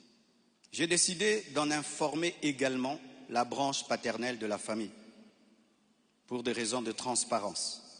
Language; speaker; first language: French; non-native, local second language; Lingala